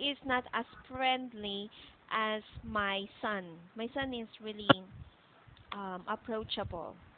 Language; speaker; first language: English; non-native, local second language; Filipino